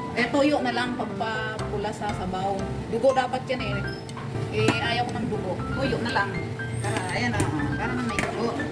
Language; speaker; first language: Filipino; non-native, local second language; Cebuano